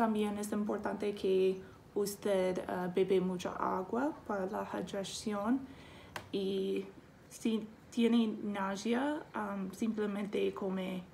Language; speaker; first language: Spanish; non-native, learner; English